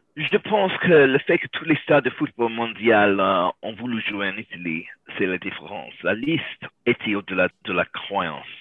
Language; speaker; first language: French; non-native, learner; English